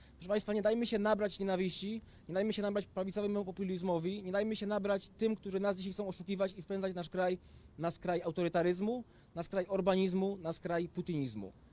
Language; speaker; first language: Polish; native; Polish